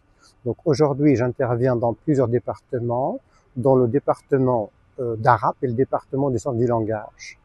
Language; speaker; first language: French; non-native, fluent; Arabic